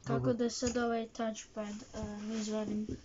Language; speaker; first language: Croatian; early bilingual, heritage; Croatian